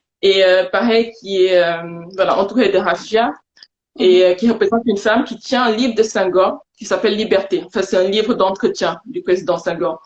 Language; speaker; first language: French; non-native, local second language; Wolof